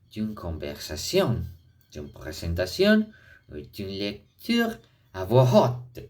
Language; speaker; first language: French; non-native, fluent; Spanish